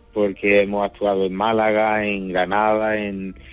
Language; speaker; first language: Spanish; native; Spanish